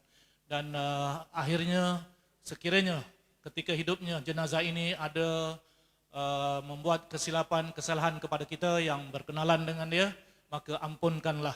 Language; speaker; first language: Malay; native; Malay